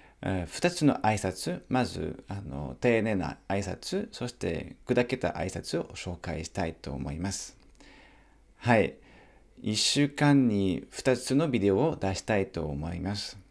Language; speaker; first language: Japanese; non-native, fluent; French